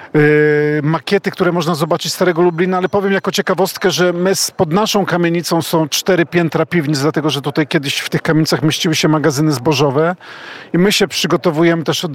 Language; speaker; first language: Polish; native; Polish